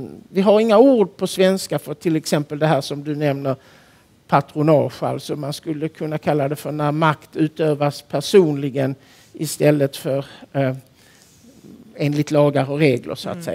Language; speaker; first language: Swedish; native; Swedish